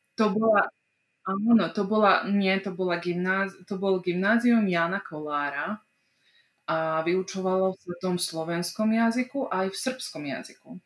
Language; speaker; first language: Slovak; early bilingual, heritage; Slovak